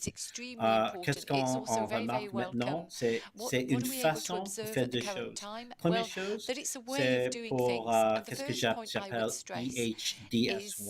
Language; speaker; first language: French; early bilingual, heritage; English